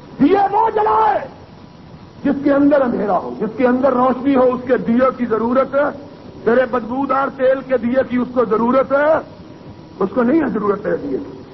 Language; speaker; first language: Urdu; non-native, local second language; Punjabi